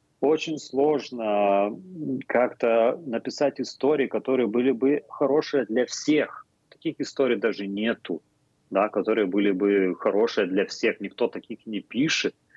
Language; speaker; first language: Russian; non-native, fluent; Lithuanian